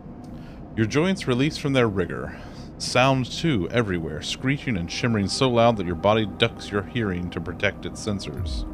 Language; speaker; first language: English; native; English